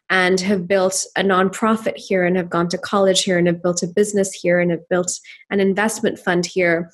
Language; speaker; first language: English; non-native, local second language; Urdu